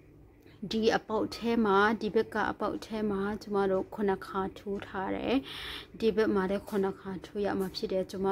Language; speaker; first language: Burmese; non-native, local second language; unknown